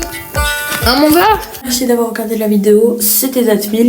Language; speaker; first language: French; native; French